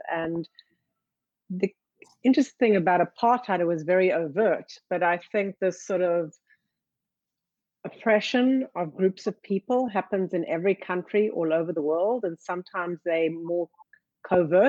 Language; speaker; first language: English; native; English